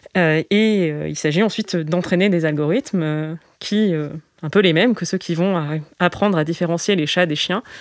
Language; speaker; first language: French; native; French